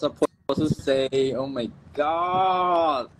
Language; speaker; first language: English; non-native, learner; Thai